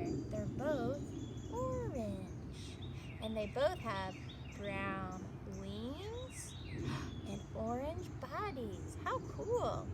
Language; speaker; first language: English; native; English